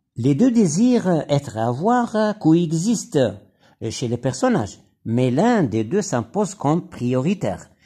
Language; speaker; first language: French; non-native, local second language; Arabic